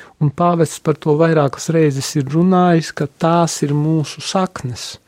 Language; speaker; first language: Latvian; non-native, local second language; Polish